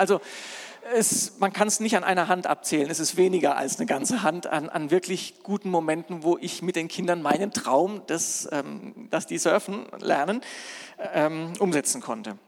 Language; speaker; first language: German; native; German